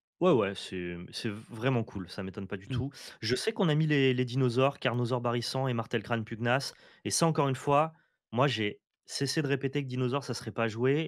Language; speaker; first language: French; native; French